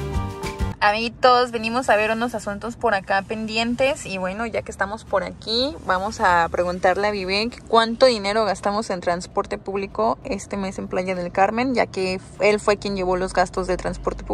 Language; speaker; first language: Spanish; native; Spanish